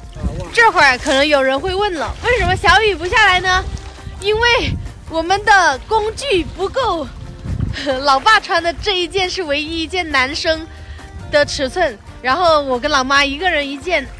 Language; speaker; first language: Chinese; non-native, local second language; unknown